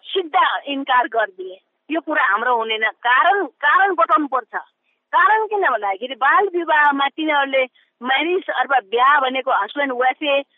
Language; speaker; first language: Nepali; non-native, local second language; Newari